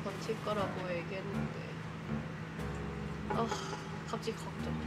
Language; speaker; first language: Korean; non-native, fluent; Thai